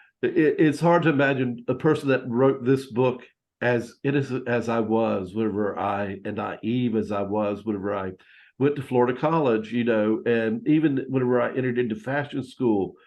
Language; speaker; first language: English; native; English